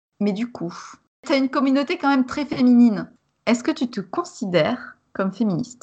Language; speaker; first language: French; native; French